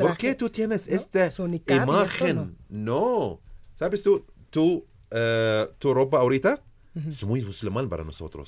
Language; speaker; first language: Spanish; non-native, learner; Arabic